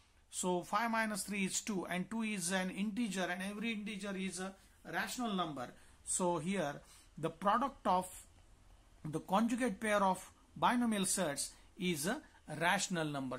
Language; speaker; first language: English; non-native, local second language; Marathi